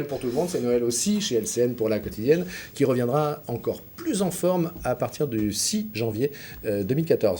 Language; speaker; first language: French; native; French